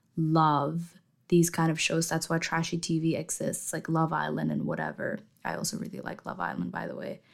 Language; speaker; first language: English; non-native, fluent; Indonesian